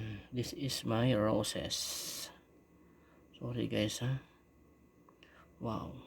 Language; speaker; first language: English; non-native, local second language; Filipino